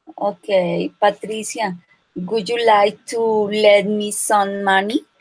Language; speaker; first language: English; non-native, learner; Spanish